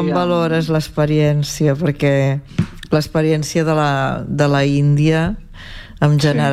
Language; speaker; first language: Catalan; native; Catalan